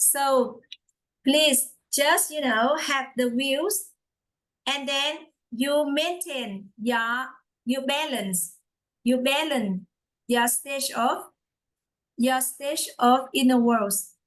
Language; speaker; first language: English; non-native, fluent; Vietnamese